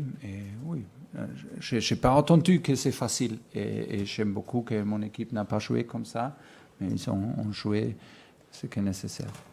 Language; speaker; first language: French; non-native, fluent; German